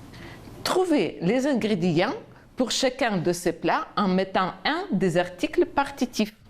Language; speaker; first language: French; non-native, fluent; Ukrainian